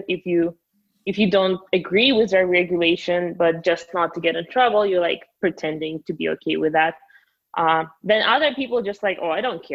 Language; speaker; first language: English; non-native, fluent; Russian